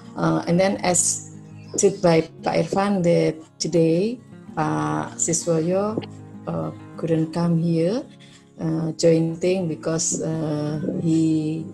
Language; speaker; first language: English; non-native, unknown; Indonesian